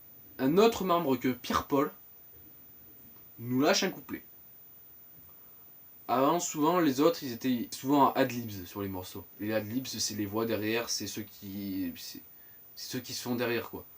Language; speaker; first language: French; native; French